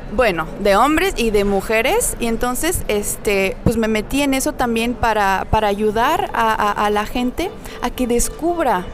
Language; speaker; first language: Spanish; native; Spanish